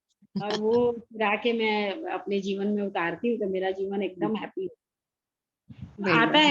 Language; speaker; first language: Hindi; native; Hindi